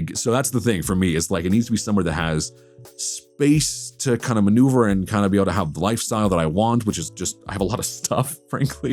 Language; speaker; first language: English; native; English